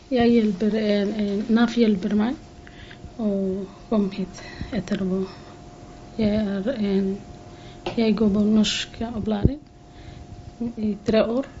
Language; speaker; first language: Norwegian; non-native, learner; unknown